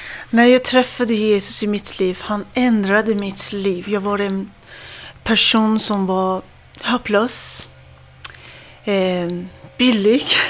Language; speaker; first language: Swedish; non-native, fluent; Persian